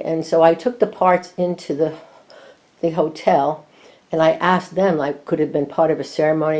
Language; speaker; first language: English; native; English